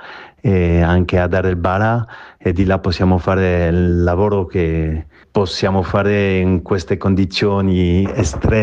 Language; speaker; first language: Italian; non-native, fluent; French